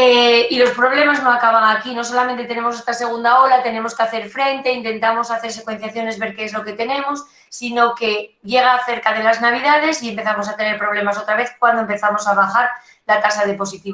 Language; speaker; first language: Spanish; native; Spanish